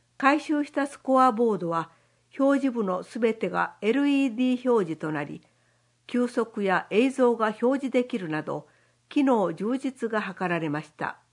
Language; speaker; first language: Japanese; native; Japanese